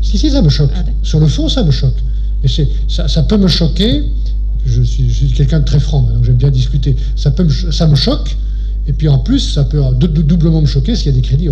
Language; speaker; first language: French; native; French